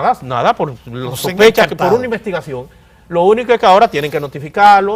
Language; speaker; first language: Spanish; native; Spanish